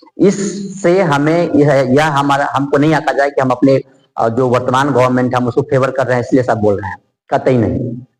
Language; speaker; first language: Hindi; native; Hindi